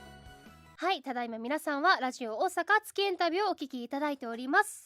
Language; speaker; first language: Japanese; native; Japanese